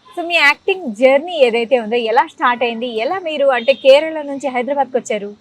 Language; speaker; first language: Telugu; native; Telugu